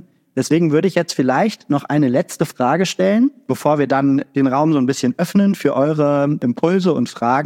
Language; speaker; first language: German; native; German